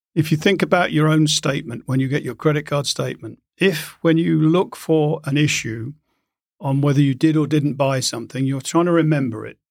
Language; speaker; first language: English; native; English